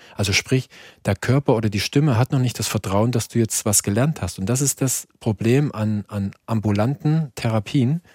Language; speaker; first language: German; native; German